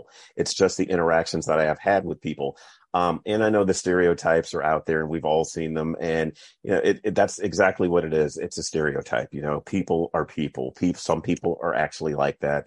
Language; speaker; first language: English; native; English